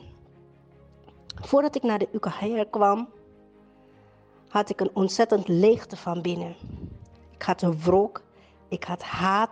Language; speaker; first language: Dutch; native; Dutch